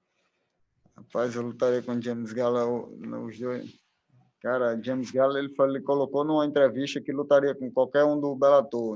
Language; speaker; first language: Portuguese; native; Portuguese